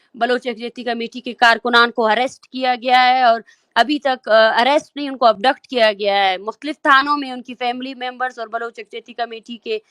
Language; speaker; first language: Urdu; non-native, local second language; Baluchi